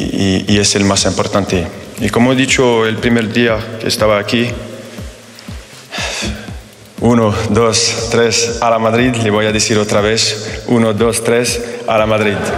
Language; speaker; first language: Spanish; non-native, fluent; French